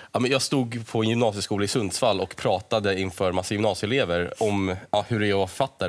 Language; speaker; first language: Swedish; native; Swedish